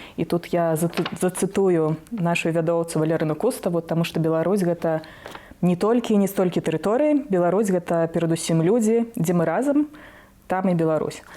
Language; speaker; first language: Belarusian; non-native, local second language; Russian